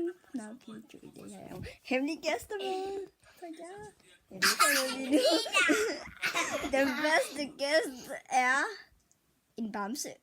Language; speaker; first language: Danish; early bilingual, other home language; Vietnamese